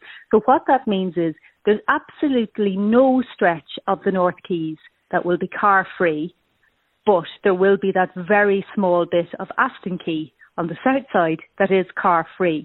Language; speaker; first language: English; native; English